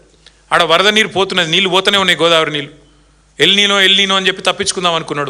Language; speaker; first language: Telugu; native; Telugu